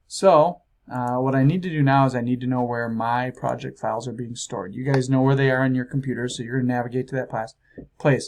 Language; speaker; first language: English; native; English